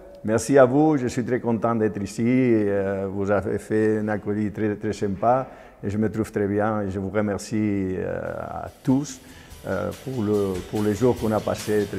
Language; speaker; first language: French; non-native, fluent; Spanish